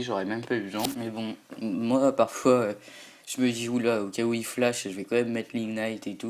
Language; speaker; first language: French; native; French